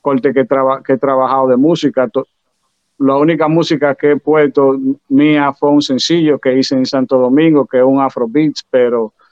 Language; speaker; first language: Spanish; native; Spanish